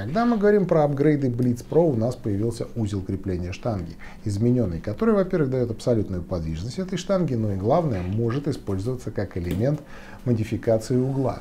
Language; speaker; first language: Russian; native; Russian